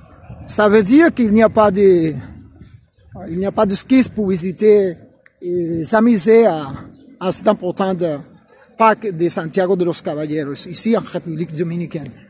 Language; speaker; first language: French; non-native, fluent; Spanish